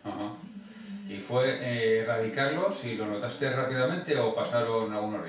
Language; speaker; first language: Spanish; native; Spanish